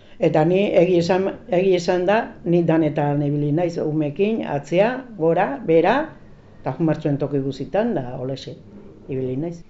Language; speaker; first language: Basque; native; Basque